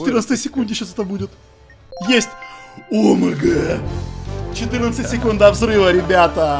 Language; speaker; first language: Russian; native; Russian